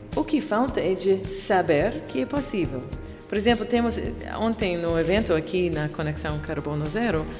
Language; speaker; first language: Portuguese; non-native, fluent; English